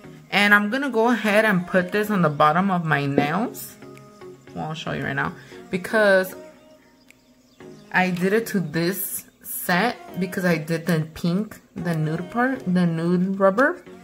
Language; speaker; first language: English; early bilingual, other home language; Spanish